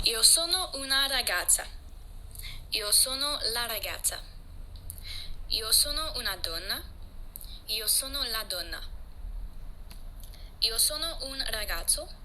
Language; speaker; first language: Italian; non-native, learner; French